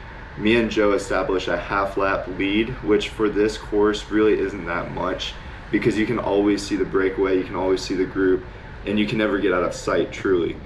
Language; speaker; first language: English; native; English